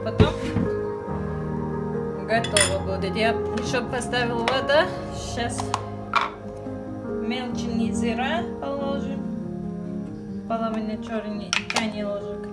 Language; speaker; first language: Russian; non-native, local second language; Tajik